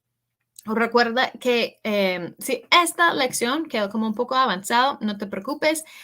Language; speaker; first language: Spanish; early bilingual, heritage; English